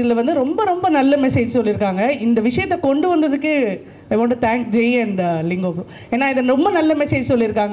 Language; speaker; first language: Tamil; native; Tamil